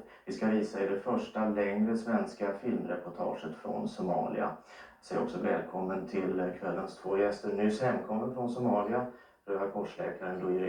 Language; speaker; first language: Swedish; native; Swedish